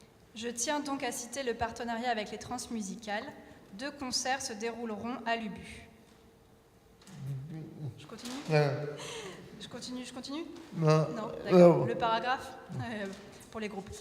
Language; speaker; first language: French; native; French